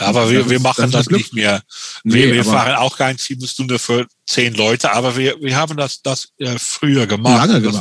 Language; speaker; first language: German; non-native, learner; Dutch